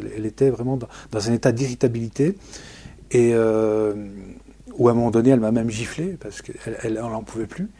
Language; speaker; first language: French; native; French